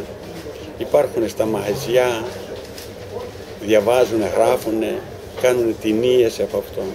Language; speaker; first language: Greek; non-native, learner; Ukrainian